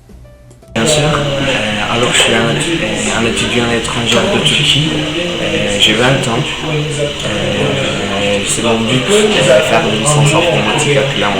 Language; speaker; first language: French; non-native, learner; Turkish